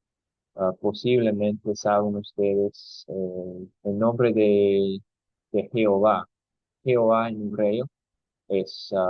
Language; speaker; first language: Spanish; non-native, fluent; English